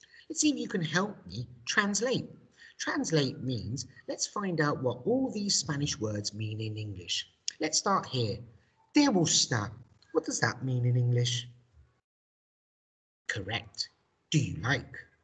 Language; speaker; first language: English; native; English